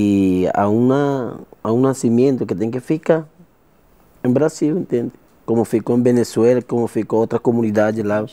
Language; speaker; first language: Portuguese; non-native, learner; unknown